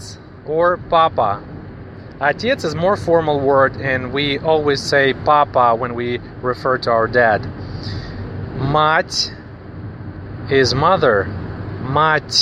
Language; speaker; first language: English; non-native, fluent; Russian